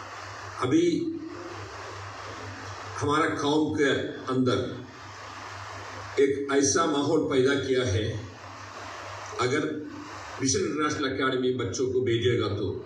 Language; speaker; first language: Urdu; non-native, local second language; Malayalam